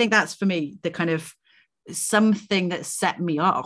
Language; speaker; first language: English; native; English